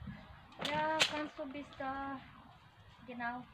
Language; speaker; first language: German; non-native, fluent; Cebuano